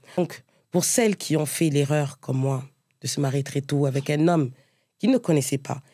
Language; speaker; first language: French; native; French